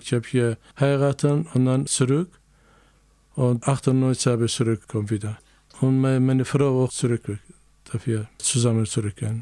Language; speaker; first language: German; non-native, learner; Azerbaijani